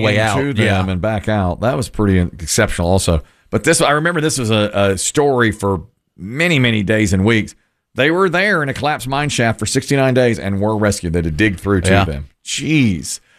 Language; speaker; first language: English; native; English